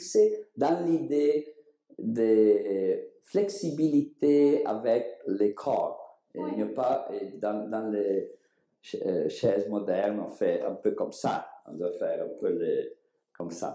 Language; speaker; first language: French; non-native, learner; Italian